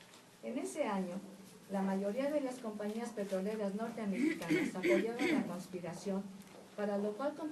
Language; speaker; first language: Spanish; native; Spanish